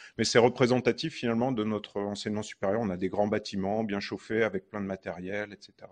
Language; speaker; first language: French; native; French